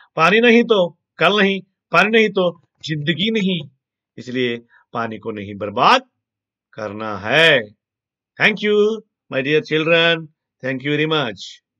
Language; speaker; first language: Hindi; non-native, local second language; Telugu